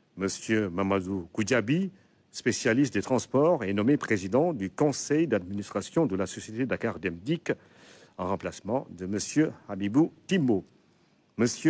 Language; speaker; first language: French; non-native, local second language; Wolof